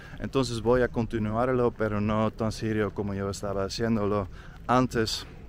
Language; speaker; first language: Spanish; non-native, learner; Dutch